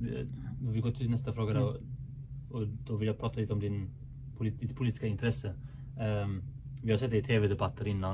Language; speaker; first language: Swedish; native; Swedish